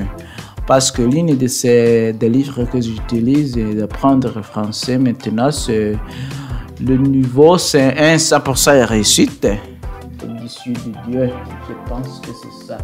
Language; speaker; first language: French; non-native, learner; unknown